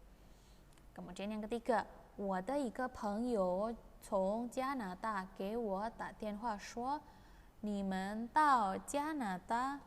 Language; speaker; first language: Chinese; non-native, fluent; Indonesian